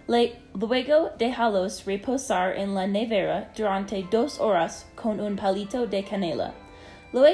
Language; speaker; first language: Spanish; non-native, learner; English